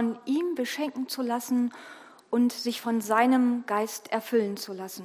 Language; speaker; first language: German; native; German